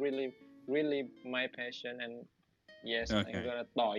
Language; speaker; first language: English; non-native, learner; Thai